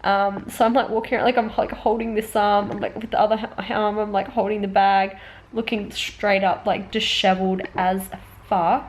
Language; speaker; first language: English; native; English